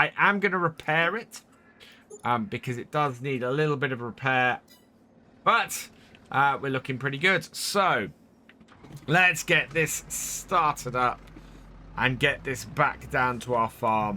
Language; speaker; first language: English; native; English